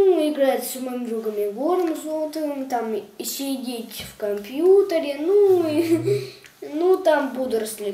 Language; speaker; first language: Russian; native; Russian